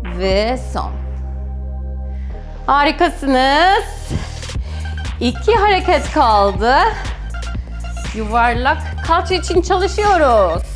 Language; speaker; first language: Turkish; non-native, fluent; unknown